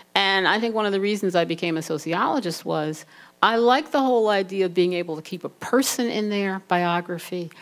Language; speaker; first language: English; native; English